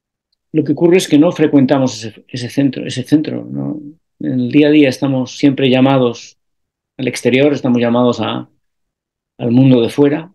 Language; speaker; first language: Spanish; native; Spanish